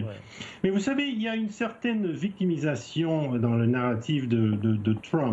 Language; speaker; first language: French; non-native, fluent; English